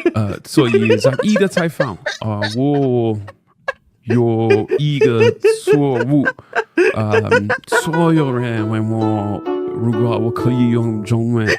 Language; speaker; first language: Chinese; non-native, learner; English